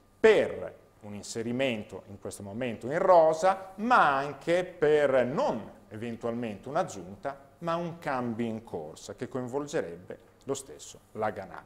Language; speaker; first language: Italian; native; Italian